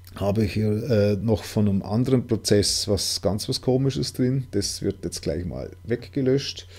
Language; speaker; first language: German; non-native, local second language; Swiss German